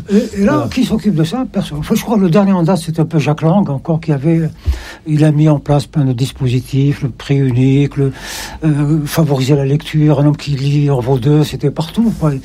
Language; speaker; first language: French; non-native, local second language; Arabic